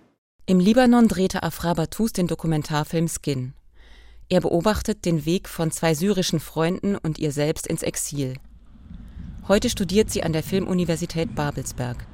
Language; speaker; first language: German; native; German